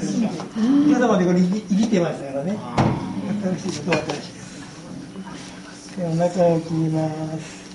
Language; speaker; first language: Japanese; native; Japanese